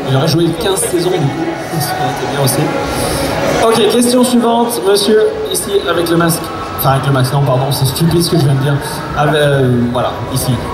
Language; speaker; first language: French; native; French